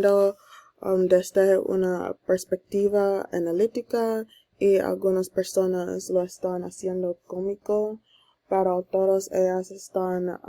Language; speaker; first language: Spanish; non-native, learner; English